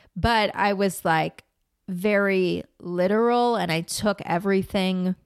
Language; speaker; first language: English; native; English